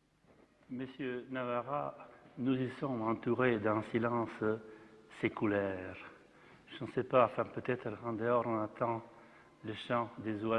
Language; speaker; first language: French; non-native, fluent; Macedonian